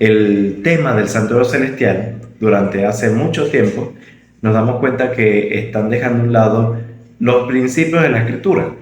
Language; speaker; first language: Spanish; native; Spanish